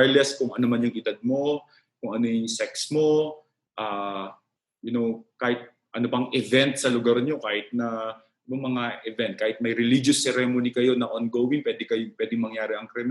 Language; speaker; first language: Filipino; native; Filipino